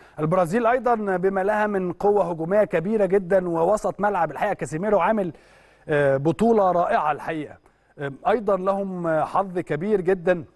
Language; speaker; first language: Arabic; native; Arabic